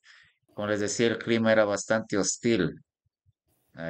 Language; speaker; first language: Spanish; native; Spanish